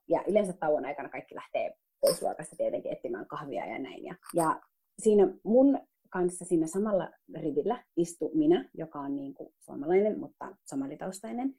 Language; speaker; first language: Finnish; early bilingual, other home language; Somali